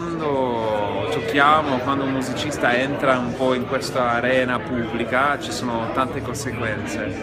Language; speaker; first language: Italian; non-native, fluent; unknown